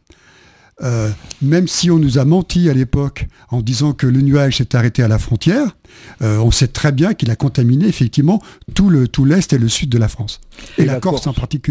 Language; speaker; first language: French; native; French